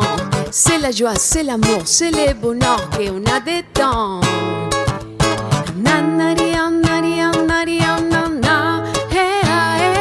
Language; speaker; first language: French; non-native, learner; Spanish